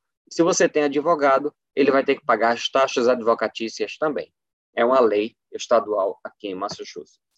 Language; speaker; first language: Portuguese; native; Portuguese